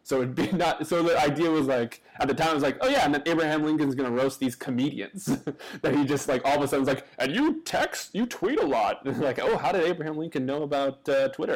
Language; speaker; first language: English; native; English